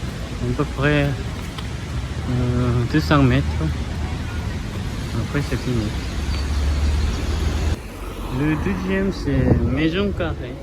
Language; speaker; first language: French; non-native, learner; Korean